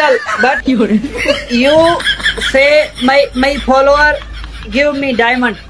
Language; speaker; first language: English; non-native, learner; Urdu